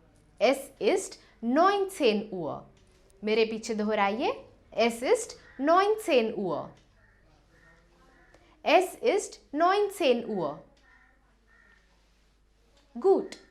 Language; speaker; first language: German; non-native, fluent; Hindi